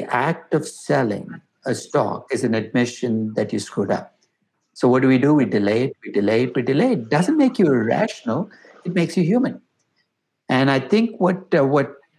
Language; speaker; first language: English; non-native, local second language; Tamil